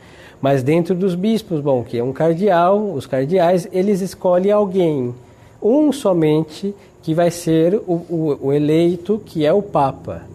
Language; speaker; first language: Portuguese; native; Portuguese